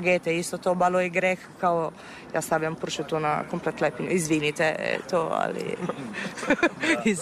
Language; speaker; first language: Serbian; non-native, fluent; Italian